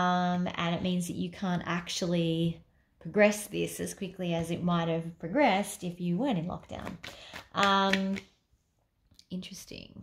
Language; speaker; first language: English; native; English